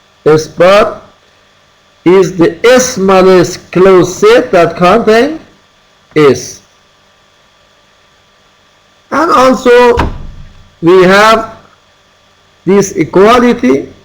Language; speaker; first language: English; non-native, fluent; Persian